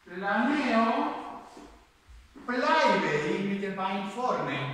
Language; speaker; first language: German; non-native, fluent; Spanish